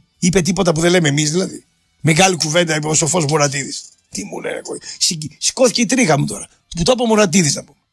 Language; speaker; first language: Greek; native; Greek